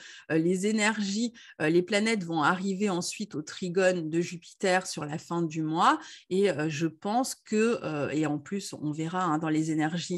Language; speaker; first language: French; native; French